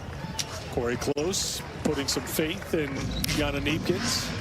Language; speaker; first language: English; native; English